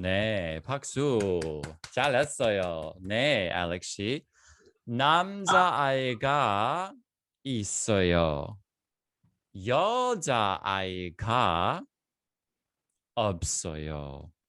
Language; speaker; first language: Korean; non-native, fluent; English